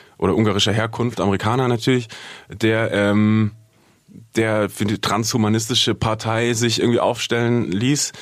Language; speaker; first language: German; native; German